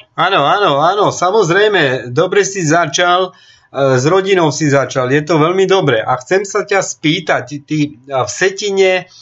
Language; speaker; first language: Slovak; non-native, local second language; Romany